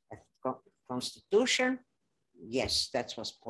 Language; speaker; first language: English; non-native, fluent; Romanian